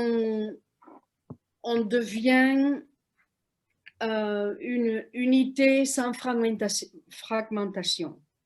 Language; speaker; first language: French; non-native, fluent; Spanish